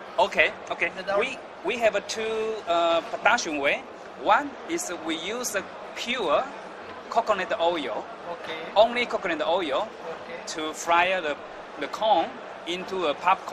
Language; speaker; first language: English; non-native, learner; Chinese